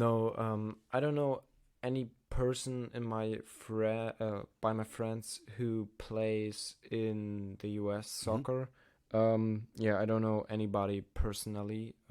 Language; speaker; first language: English; non-native, learner; German